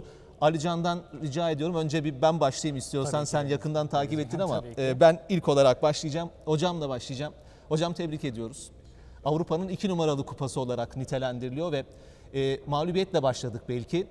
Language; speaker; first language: Turkish; native; Turkish